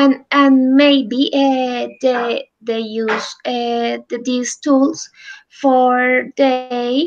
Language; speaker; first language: English; non-native, learner; Spanish